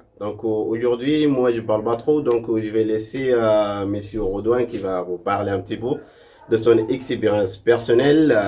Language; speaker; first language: French; non-native, local second language; Arabic